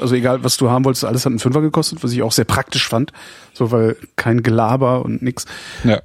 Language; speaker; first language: German; native; German